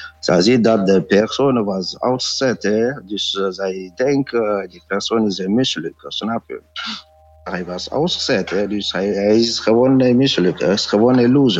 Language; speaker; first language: Dutch; non-native, fluent; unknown